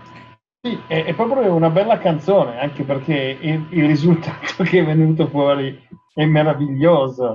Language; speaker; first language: Italian; native; Italian